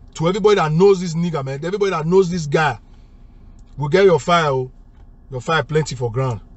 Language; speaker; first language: English; non-native, local second language; Bini